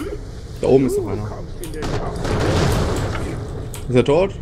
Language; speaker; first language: German; native; German